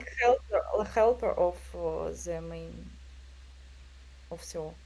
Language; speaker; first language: English; non-native, learner; Russian